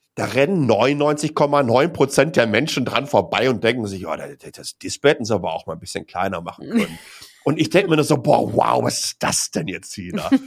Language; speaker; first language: German; native; German